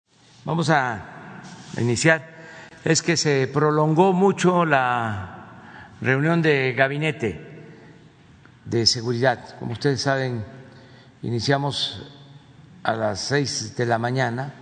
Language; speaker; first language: Spanish; native; Spanish